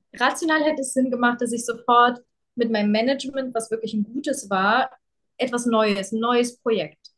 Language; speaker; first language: German; early bilingual, other home language; Russian